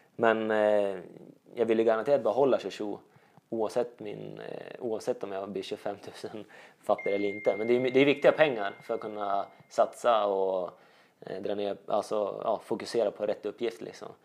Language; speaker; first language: Swedish; native; Swedish